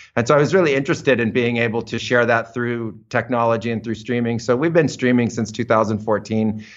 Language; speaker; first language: English; native; English